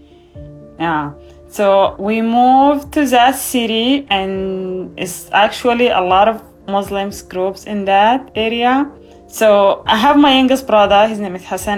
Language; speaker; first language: English; non-native, fluent; Arabic